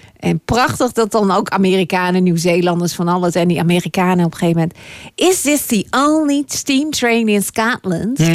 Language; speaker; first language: Dutch; non-native, fluent; English